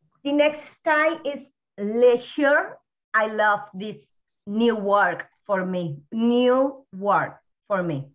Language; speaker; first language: English; non-native, learner; Spanish